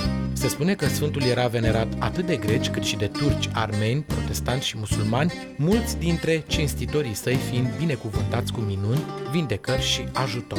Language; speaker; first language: Romanian; native; Romanian